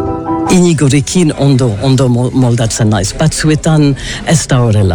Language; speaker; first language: Basque; non-native, learner; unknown